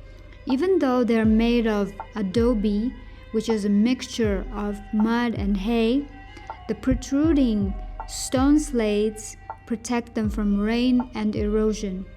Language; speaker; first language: English; non-native, fluent; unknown